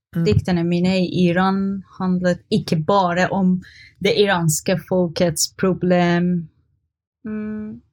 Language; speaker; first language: Norwegian; non-native, learner; Persian